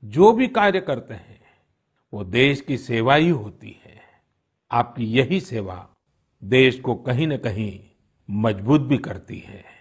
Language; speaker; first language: Hindi; non-native, local second language; Gujarati